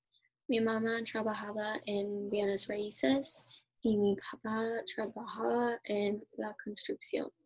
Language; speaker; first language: Spanish; non-native, learner; English